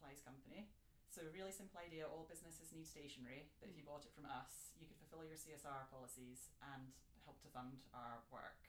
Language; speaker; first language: English; native; English